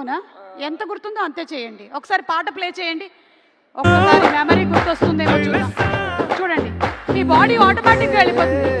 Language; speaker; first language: Telugu; native; Telugu